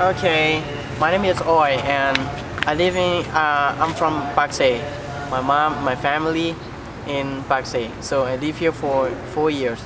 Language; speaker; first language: English; non-native, learner; Lao